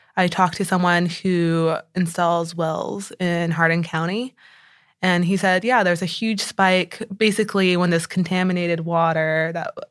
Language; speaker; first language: English; native; English